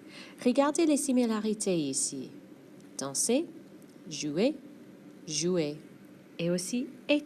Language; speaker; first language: French; non-native, fluent; English